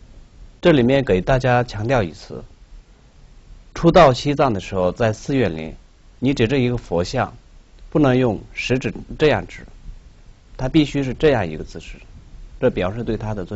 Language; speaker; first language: Chinese; non-native, local second language; Tibetan